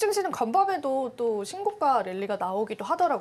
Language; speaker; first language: Korean; native; Korean